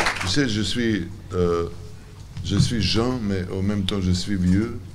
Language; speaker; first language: French; non-native, learner; Serbian